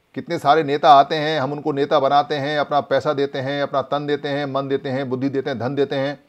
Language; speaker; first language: Hindi; native; Hindi